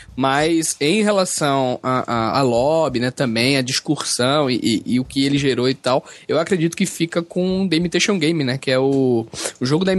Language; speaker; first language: Portuguese; native; Portuguese